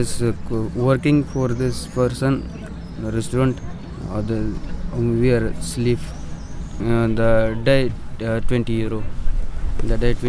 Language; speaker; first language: English; non-native, learner; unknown